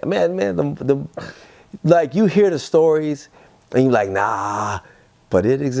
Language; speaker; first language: English; native; English